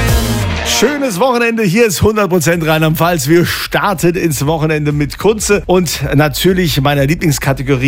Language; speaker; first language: German; native; German